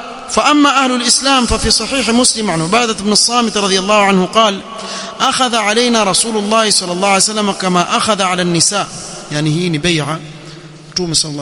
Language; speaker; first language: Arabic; non-native, fluent; Swahili